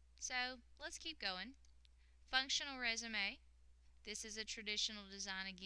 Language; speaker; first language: English; native; English